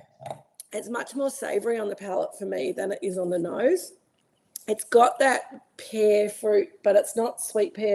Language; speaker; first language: English; native; English